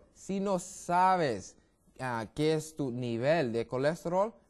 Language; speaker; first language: Spanish; non-native, learner; English